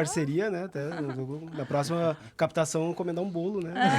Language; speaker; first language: Portuguese; native; Portuguese